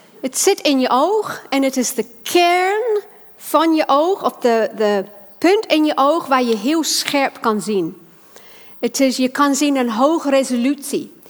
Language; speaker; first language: Dutch; non-native, fluent; English